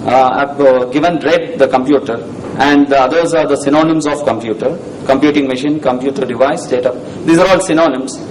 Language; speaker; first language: English; non-native, local second language; Tamil